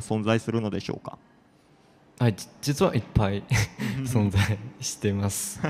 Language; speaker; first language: Japanese; non-native, fluent; Chinese